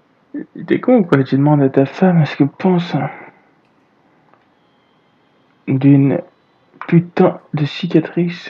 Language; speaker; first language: French; native; French